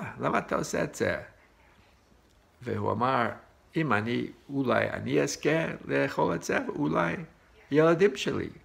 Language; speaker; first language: Hebrew; non-native, fluent; English